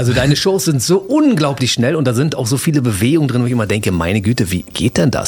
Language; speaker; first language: German; native; German